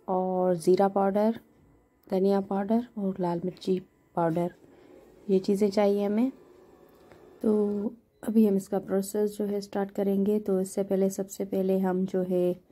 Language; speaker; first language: Urdu; non-native, local second language; Sindhi